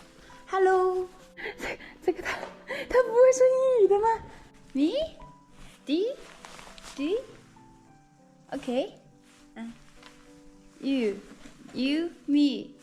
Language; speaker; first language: Chinese; native; Chinese